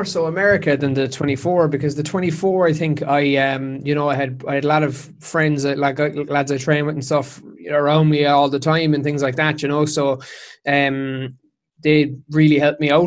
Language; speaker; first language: English; native; English